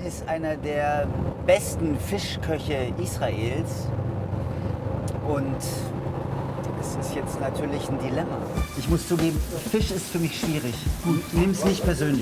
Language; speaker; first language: German; native; German